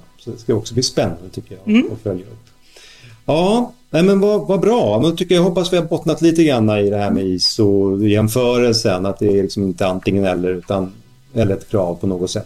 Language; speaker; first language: Swedish; native; Swedish